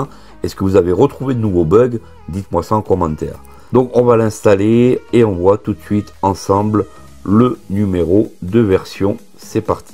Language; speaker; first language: French; native; French